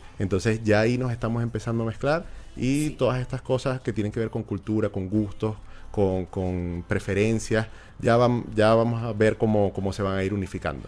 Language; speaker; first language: Spanish; native; Spanish